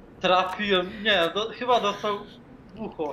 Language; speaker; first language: Polish; native; Polish